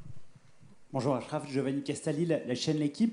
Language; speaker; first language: French; native; French